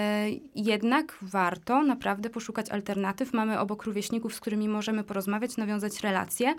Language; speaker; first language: Polish; native; Polish